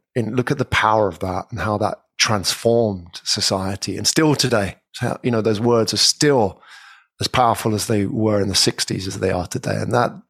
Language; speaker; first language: English; native; English